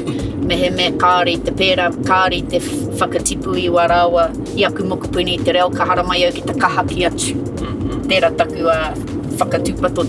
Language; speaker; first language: Māori; non-native, local second language; English